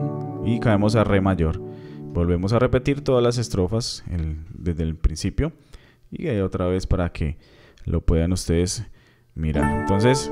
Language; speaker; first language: Spanish; native; Spanish